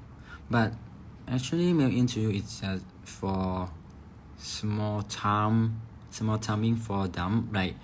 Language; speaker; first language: English; non-native, learner; Thai